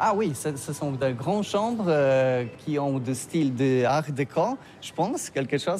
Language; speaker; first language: French; non-native, learner; Polish